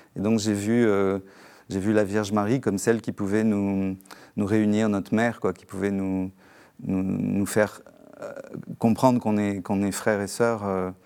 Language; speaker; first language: French; native; French